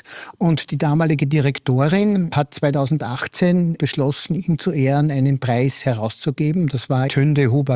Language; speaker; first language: German; native; German